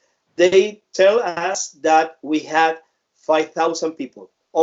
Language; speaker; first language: English; non-native, fluent; Spanish